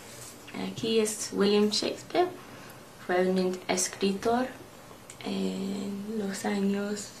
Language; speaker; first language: Spanish; non-native, learner; English